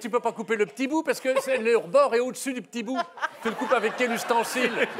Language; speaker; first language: French; native; French